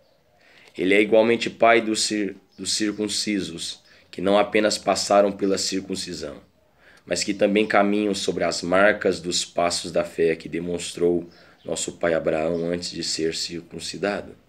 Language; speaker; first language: Portuguese; native; Portuguese